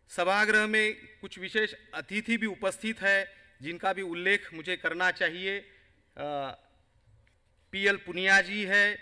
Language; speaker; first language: Hindi; non-native, local second language; Marathi